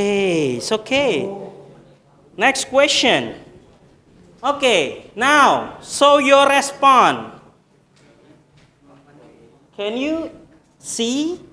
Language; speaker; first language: English; non-native, learner; Indonesian